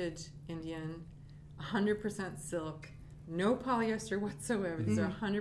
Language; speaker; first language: English; native; English